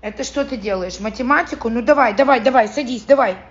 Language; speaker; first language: Russian; early bilingual, other home language; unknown